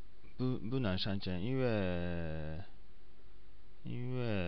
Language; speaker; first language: Chinese; non-native, learner; Japanese